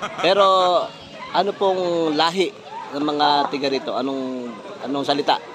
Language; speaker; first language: Filipino; native; Filipino